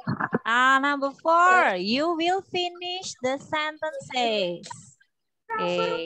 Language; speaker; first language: English; non-native, fluent; Indonesian